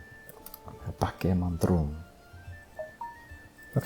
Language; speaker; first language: Welsh; non-native, learner; English